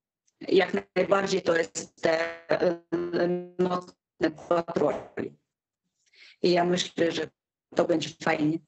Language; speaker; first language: Polish; non-native, fluent; Ukrainian